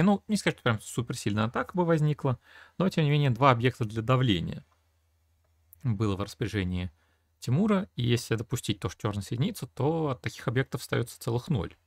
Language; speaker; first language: Russian; native; Russian